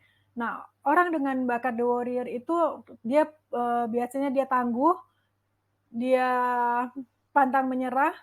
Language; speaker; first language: Indonesian; native; Indonesian